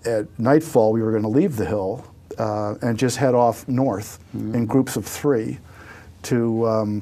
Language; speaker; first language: English; native; English